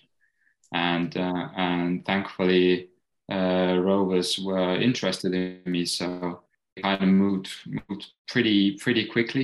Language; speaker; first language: English; native; English